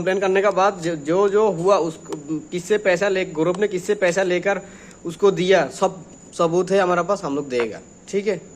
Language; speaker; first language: Hindi; non-native, learner; Bangla